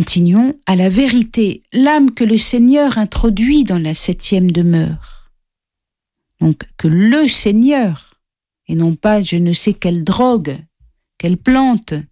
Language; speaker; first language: French; native; French